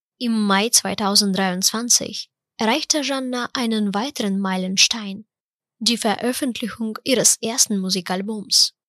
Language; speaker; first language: German; non-native, fluent; Ukrainian